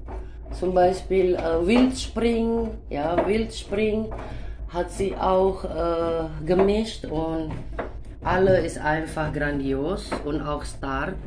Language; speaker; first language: German; non-native, fluent; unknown